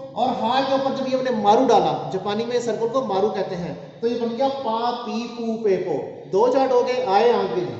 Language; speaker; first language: Urdu; native; Urdu